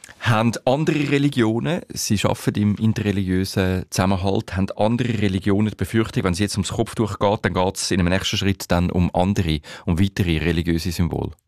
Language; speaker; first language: German; native; German